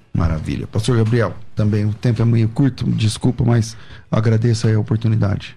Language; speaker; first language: Portuguese; native; Portuguese